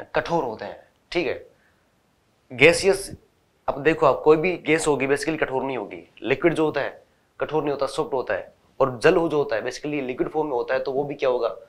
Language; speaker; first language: Hindi; native; Hindi